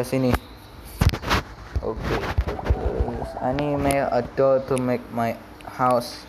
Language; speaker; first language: English; non-native, learner; Indonesian